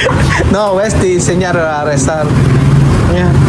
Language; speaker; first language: Spanish; non-native, learner; Filipino